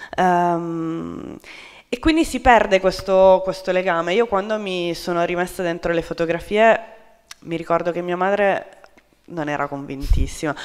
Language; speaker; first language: Italian; native; Italian